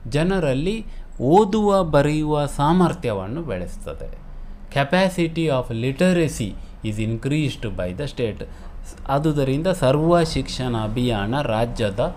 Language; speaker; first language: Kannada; non-native, local second language; Konkani